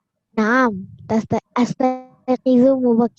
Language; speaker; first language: Arabic; non-native, learner; Indonesian